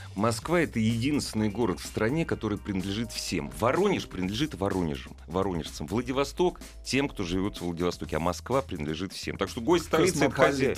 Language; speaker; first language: Russian; native; Russian